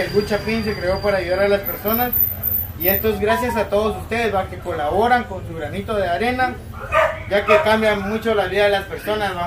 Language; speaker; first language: Spanish; native; Spanish